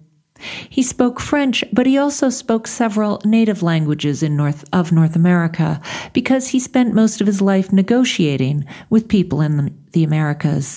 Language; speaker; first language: English; native; English